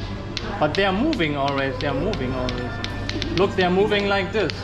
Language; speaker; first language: English; non-native, fluent; German